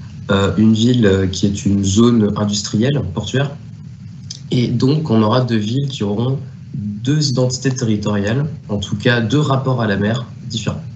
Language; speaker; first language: French; native; French